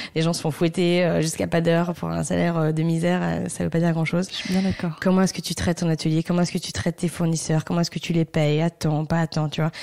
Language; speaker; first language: French; native; French